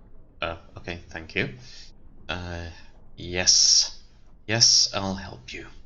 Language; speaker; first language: English; non-native, fluent; German